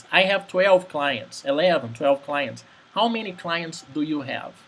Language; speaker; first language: English; non-native, fluent; Portuguese